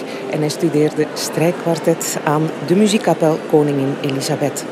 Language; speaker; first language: Dutch; native; Dutch